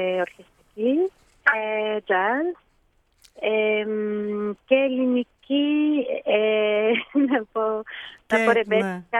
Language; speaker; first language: Greek; early bilingual, heritage; Greek